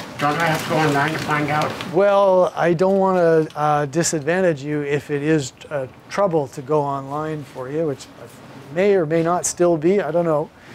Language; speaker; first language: English; native; English